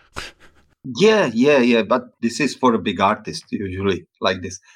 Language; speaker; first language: English; non-native, fluent; Czech